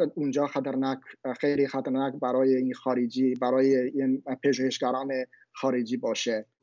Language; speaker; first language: Persian; non-native, fluent; Chinese